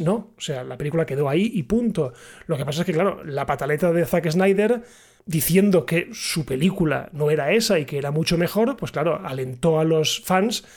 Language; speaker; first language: Spanish; native; Spanish